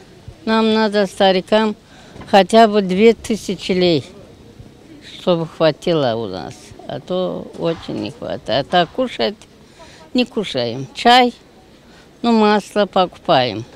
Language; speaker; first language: Russian; non-native, local second language; Romanian